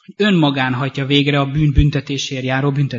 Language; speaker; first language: Hungarian; native; Hungarian